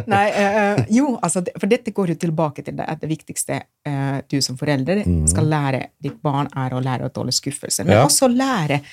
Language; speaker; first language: Norwegian; non-native, fluent; Finnish